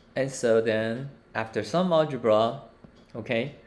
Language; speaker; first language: English; non-native, fluent; Chinese